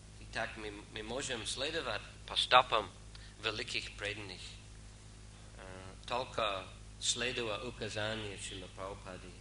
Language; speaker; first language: Russian; non-native, fluent; English